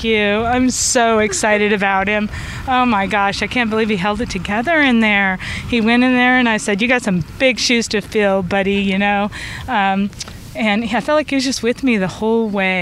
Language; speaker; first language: English; native; English